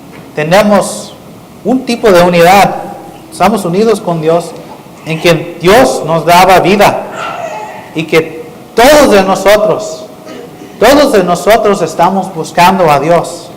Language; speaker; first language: Spanish; non-native, learner; English